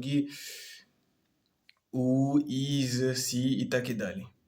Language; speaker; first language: Russian; non-native, learner; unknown